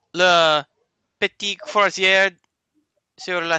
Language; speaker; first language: French; non-native, learner; English